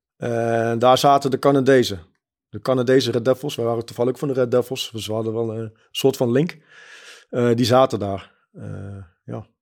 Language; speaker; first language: Dutch; early bilingual, other home language; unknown